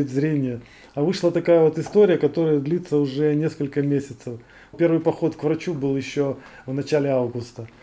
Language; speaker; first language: Russian; native; Russian